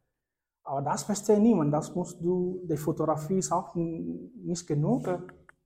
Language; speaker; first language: German; non-native, fluent; Spanish